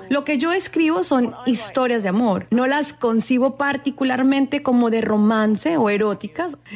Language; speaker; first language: Spanish; non-native, fluent; English